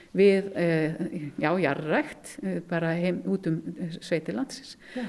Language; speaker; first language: Icelandic; native; Icelandic